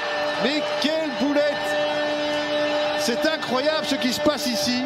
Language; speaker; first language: French; native; French